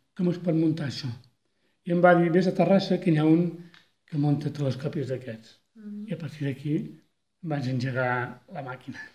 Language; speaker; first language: Catalan; native; Catalan